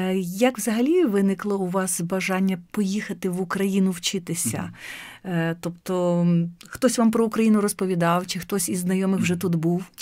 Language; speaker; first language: Ukrainian; native; Ukrainian